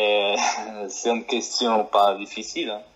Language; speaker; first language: French; non-native, fluent; Portuguese